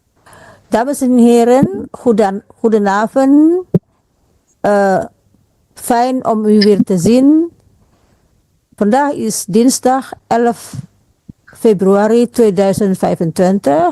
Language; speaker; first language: Dutch; non-native, fluent; Indonesian